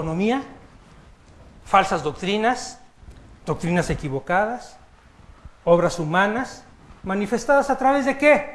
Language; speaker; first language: Spanish; native; Spanish